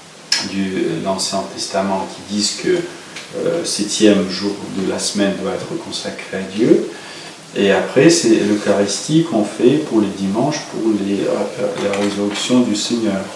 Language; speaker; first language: French; non-native, fluent; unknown